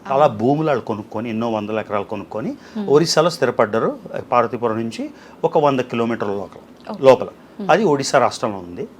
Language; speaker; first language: Telugu; native; Telugu